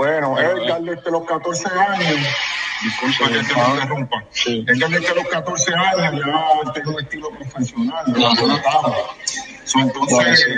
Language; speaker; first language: Spanish; early bilingual, heritage; English